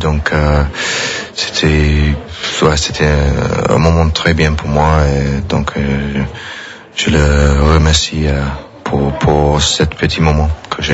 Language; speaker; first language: French; non-native, fluent; English